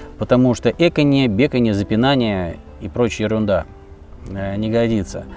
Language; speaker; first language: Russian; native; Russian